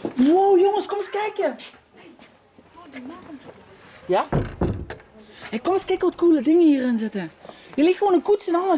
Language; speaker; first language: Dutch; native; Dutch